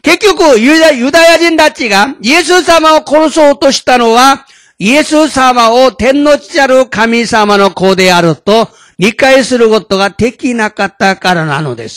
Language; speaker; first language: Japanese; non-native, fluent; Korean